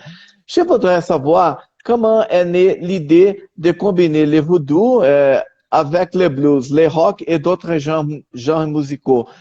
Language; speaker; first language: French; non-native, learner; Portuguese